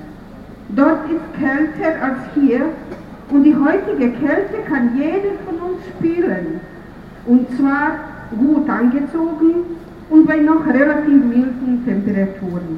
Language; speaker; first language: German; non-native, fluent; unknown